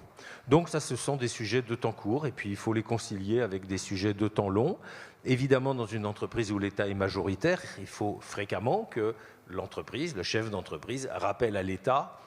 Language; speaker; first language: French; native; French